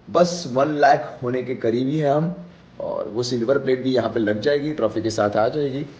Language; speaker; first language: Hindi; non-native, local second language; Marathi